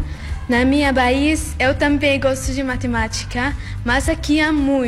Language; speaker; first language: Portuguese; non-native, learner; Arabic